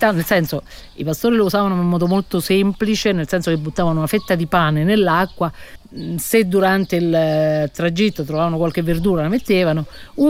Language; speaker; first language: Italian; native; Italian